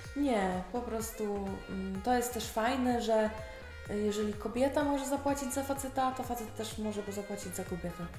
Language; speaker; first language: Polish; native; Polish